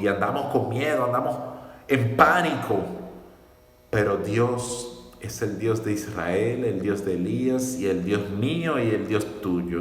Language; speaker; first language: Spanish; native; Spanish